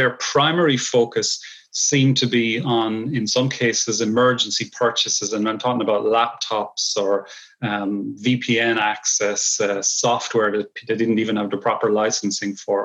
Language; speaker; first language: English; native; English